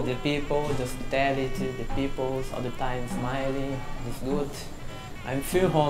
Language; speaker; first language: English; non-native, learner; Portuguese